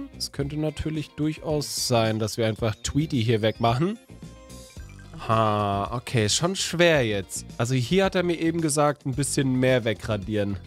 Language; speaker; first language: German; native; German